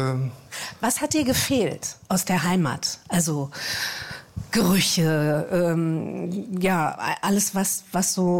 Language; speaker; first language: German; native; German